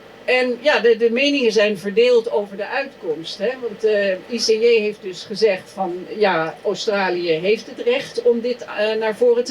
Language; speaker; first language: Dutch; native; Dutch